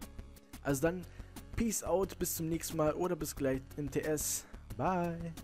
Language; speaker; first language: German; native; German